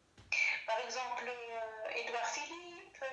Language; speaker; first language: French; non-native, fluent; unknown